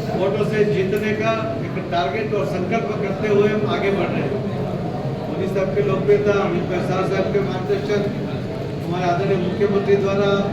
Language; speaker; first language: Hindi; non-native, local second language; Gujarati